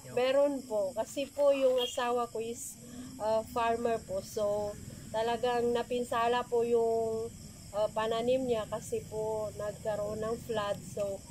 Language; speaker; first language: Filipino; non-native, local second language; Maguindanaon